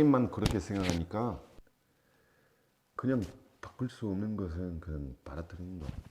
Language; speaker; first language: Korean; non-native, fluent; French